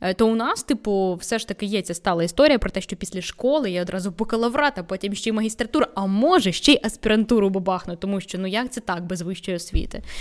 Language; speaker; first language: Ukrainian; non-native, local second language; Russian